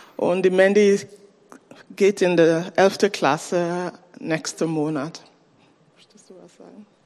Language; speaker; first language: German; non-native, fluent; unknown